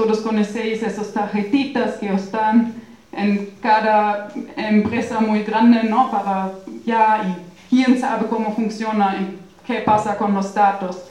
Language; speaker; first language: Spanish; non-native, fluent; German